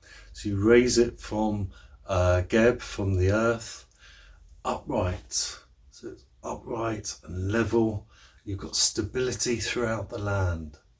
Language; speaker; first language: English; native; English